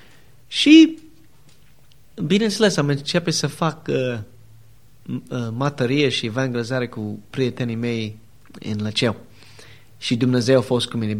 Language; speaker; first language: Romanian; non-native, learner; English